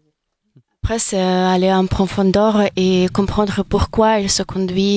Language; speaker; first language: French; non-native, fluent; Ukrainian